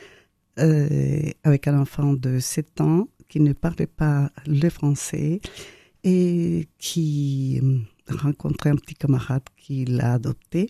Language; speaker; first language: French; non-native, fluent; Spanish